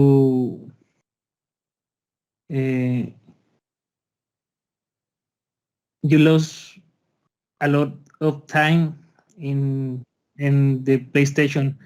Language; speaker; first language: English; non-native, learner; Spanish